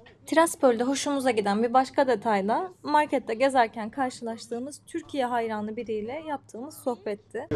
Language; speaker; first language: Turkish; native; Turkish